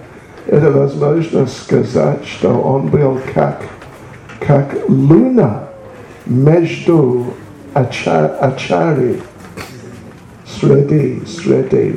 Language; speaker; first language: Russian; non-native, learner; English